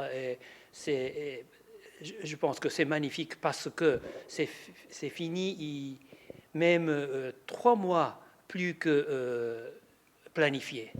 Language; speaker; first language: French; non-native, learner; Japanese